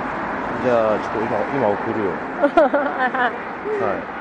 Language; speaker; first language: Japanese; native; Japanese